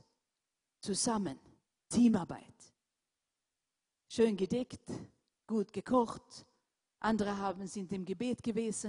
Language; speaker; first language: German; non-native, fluent; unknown